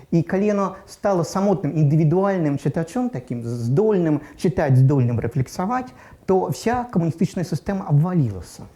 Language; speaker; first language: Belarusian; non-native, local second language; Russian